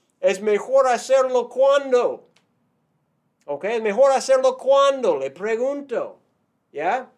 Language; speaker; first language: Spanish; non-native, fluent; English